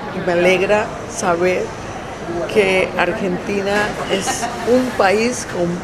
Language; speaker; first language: Spanish; native; Spanish